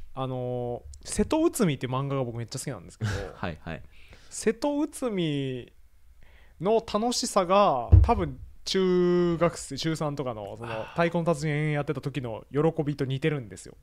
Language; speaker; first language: Japanese; native; Japanese